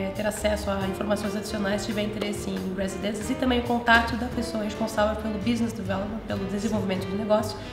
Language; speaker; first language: Portuguese; native; Portuguese